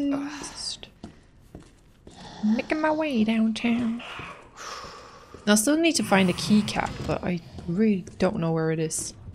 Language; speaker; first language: English; native; English